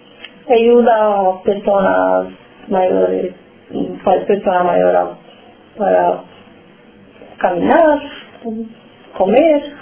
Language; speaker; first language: Spanish; non-native, learner; Romanian